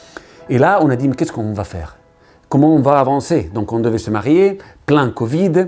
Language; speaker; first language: French; non-native, learner; Italian